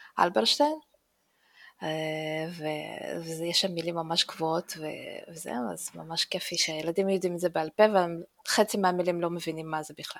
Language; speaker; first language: Hebrew; early bilingual, other home language; Russian